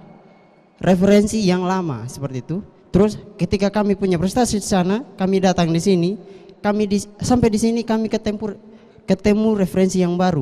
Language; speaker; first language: Indonesian; non-native, local second language; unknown